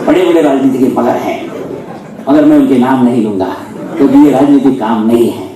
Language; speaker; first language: Hindi; non-native, local second language; Marathi